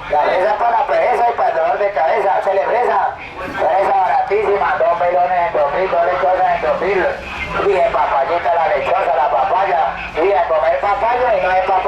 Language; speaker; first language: Spanish; native; Spanish